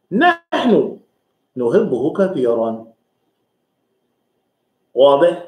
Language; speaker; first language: Arabic; non-native, fluent; English